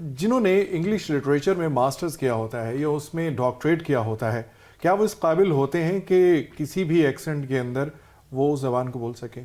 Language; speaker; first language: Urdu; non-native, local second language; Punjabi